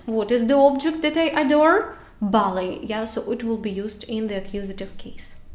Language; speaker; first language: English; non-native, fluent; Ukrainian